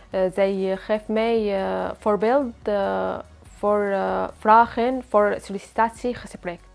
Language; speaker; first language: Dutch; non-native, learner; Arabic